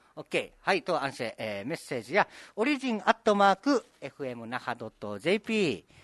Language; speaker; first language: Japanese; native; Japanese